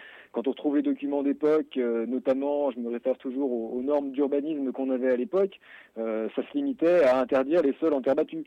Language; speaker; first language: French; native; French